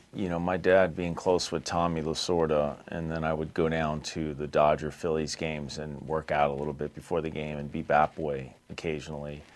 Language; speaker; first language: English; native; English